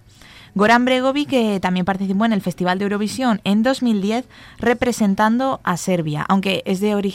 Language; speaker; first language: Spanish; native; Spanish